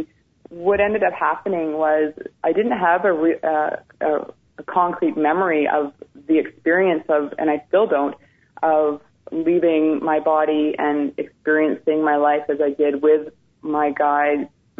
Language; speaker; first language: English; native; English